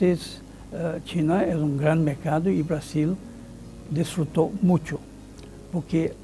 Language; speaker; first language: Spanish; non-native, fluent; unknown